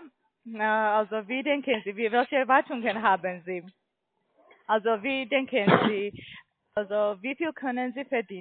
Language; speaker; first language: German; non-native, learner; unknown